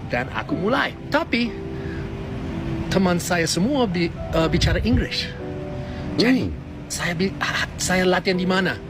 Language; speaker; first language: Indonesian; non-native, fluent; English